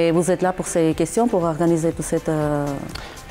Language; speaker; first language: French; non-native, fluent; Armenian